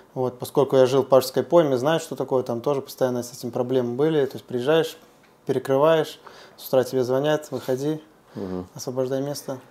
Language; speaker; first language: Russian; native; Russian